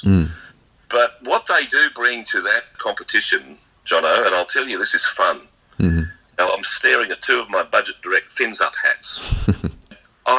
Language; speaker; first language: English; native; English